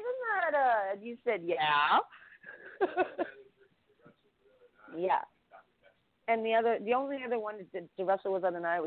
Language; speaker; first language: English; native; English